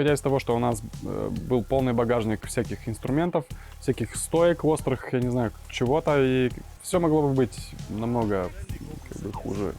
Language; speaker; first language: Russian; native; Russian